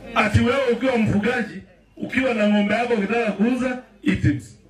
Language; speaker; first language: Swahili; native; Swahili